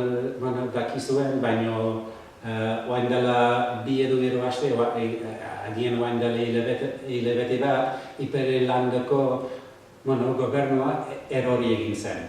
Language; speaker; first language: Basque; non-native, learner; English